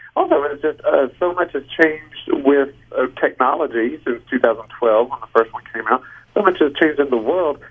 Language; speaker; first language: English; native; English